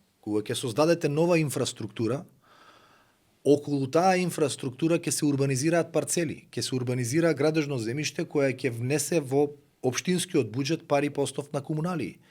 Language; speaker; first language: Macedonian; native; Macedonian